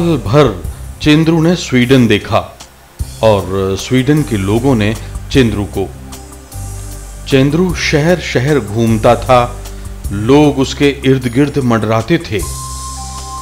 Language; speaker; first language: Hindi; native; Hindi